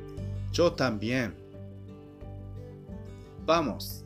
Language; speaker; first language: Spanish; non-native, fluent; Japanese